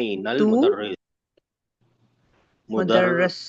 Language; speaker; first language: Hindi; native; Hindi